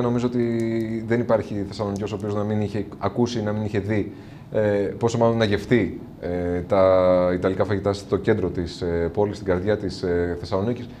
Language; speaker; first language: Greek; native; Greek